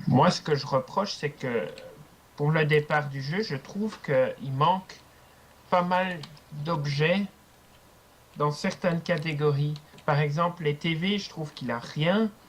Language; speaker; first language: French; native; French